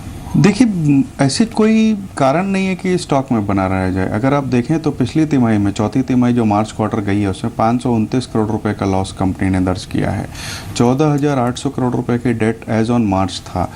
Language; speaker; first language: Hindi; native; Hindi